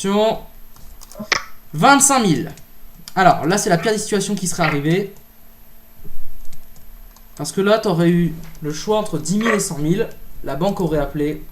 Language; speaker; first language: French; native; French